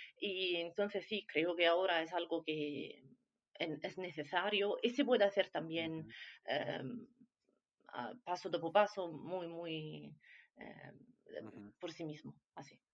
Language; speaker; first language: Spanish; non-native, fluent; Italian